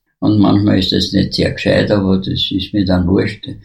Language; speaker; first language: German; native; German